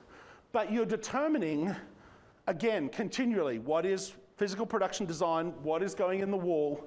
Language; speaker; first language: English; native; English